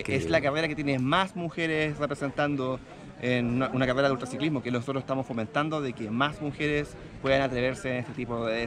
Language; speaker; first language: Spanish; native; Spanish